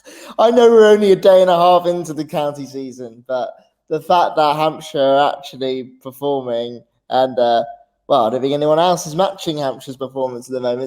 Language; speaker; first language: English; native; English